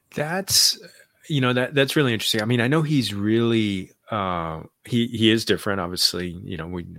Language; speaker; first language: English; native; English